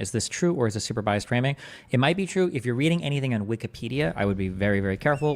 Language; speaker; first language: English; native; English